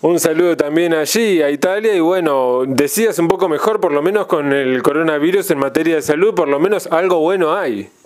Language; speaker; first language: Spanish; native; Spanish